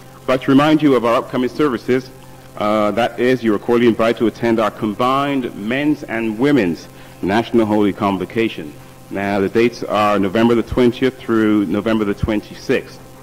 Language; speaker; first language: English; native; English